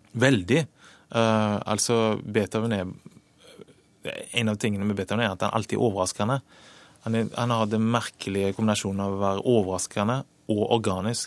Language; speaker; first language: Norwegian; native; Norwegian